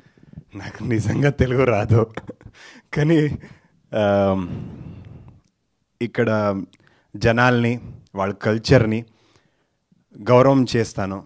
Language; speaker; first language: Telugu; non-native, learner; Kannada